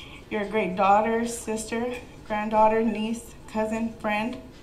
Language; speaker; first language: English; early bilingual, other home language; Spanish